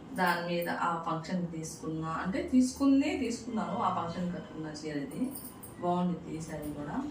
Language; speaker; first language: Telugu; non-native, local second language; Urdu